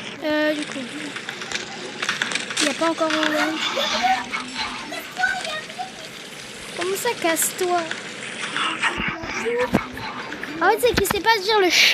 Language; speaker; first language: French; native; French